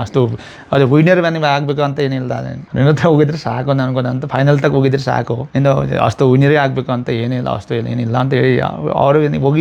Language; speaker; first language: Kannada; non-native, learner; Nepali